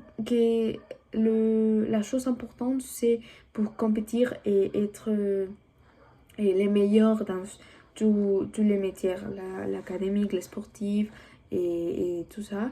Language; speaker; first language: French; non-native, learner; Spanish